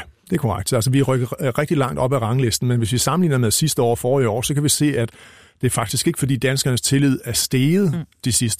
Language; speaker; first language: Danish; native; Danish